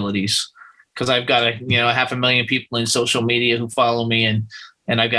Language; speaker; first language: English; native; English